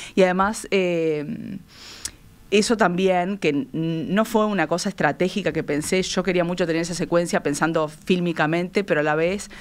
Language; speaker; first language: Spanish; native; Spanish